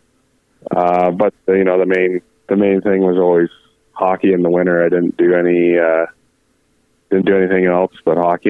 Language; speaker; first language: English; native; English